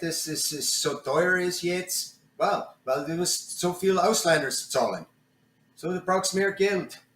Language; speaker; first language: German; non-native, learner; English